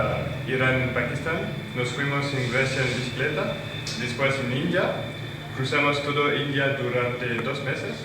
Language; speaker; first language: Spanish; non-native, learner; French